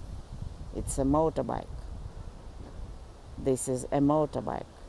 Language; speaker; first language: English; non-native, learner; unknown